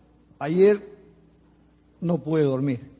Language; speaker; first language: Spanish; native; Spanish